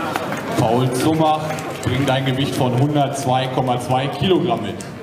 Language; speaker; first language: German; native; German